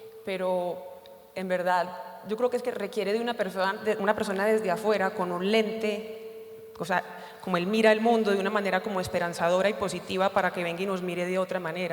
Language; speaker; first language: Spanish; native; Spanish